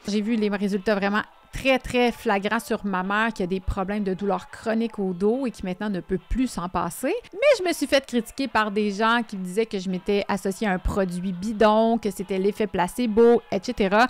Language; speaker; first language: French; native; French